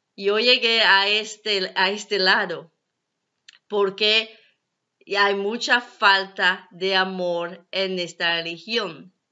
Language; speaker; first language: Spanish; non-native, learner; French